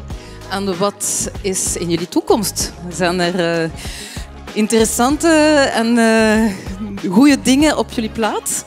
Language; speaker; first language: Dutch; non-native, fluent; French